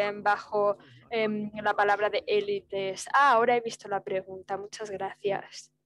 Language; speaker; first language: Spanish; non-native, fluent; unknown